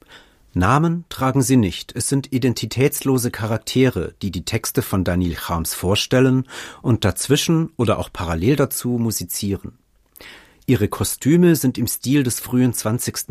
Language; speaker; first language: German; native; German